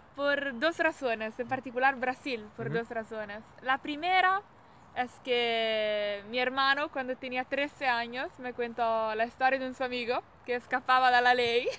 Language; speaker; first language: Spanish; non-native, learner; Italian